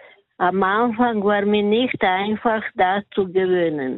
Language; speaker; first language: German; non-native, learner; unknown